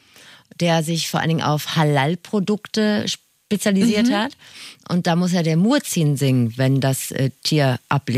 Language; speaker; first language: German; native; German